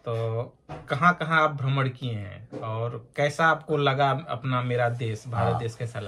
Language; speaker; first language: Hindi; native; Hindi